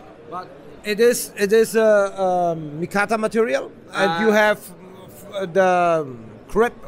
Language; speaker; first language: English; non-native, learner; German